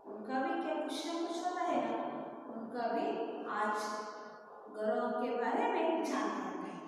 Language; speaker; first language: Hindi; non-native, local second language; Kannada